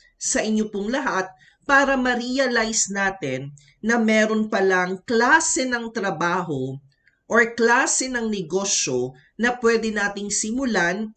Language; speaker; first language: Filipino; non-native, local second language; Cebuano